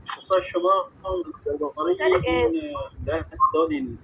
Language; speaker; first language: Persian; non-native, learner; Urdu